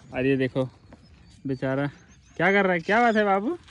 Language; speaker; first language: Hindi; native; Hindi